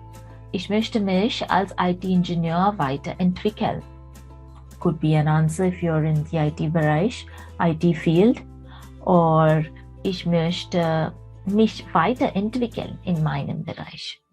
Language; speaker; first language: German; non-native, fluent; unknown